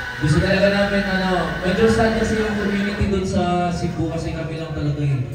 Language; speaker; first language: Filipino; non-native, local second language; Cebuano